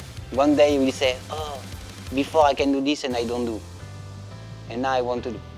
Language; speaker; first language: English; non-native, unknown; French